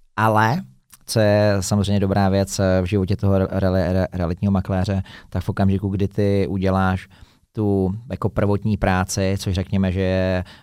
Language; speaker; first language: Czech; native; Czech